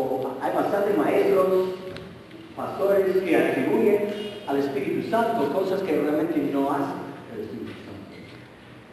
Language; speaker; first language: Spanish; non-native, fluent; English